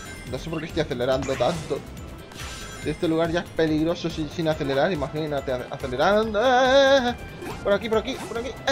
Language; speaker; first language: Spanish; native; Spanish